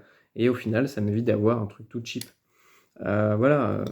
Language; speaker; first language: French; native; French